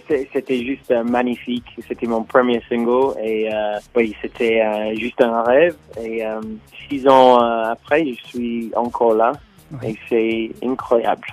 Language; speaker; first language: French; non-native, learner; English